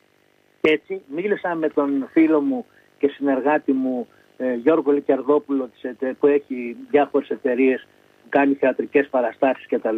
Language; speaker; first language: Greek; native; Greek